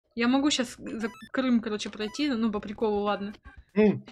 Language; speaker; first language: Russian; native; Russian